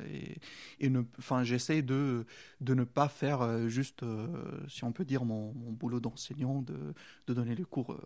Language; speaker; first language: French; non-native, local second language; Arabic